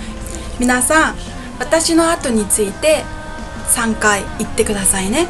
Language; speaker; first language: Japanese; non-native, fluent; Mongolian